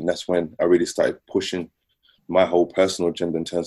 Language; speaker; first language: English; native; English